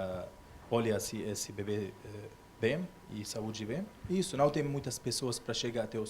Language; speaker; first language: Portuguese; non-native, learner; Arabic